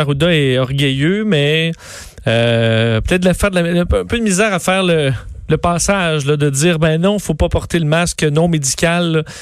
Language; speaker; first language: French; native; French